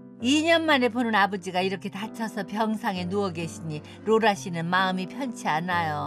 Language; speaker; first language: Korean; native; Korean